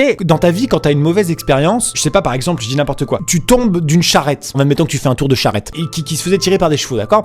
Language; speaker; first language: French; native; French